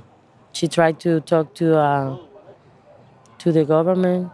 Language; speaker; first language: English; non-native, learner; Spanish